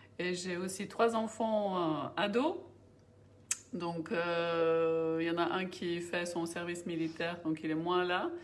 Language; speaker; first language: French; non-native, fluent; Bulgarian